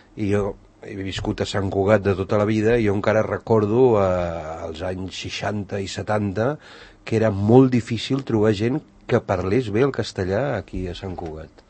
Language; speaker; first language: Catalan; native; Catalan